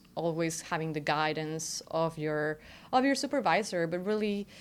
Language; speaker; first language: English; non-native, fluent; Spanish